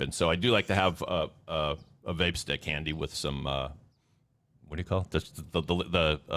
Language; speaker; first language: English; native; English